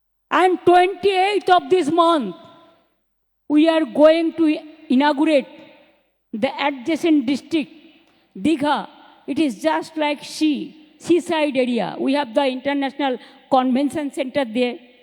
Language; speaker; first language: English; non-native, local second language; Bangla